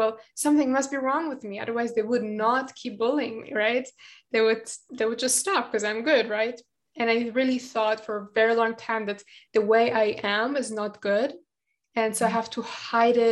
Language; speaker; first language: English; non-native, fluent; German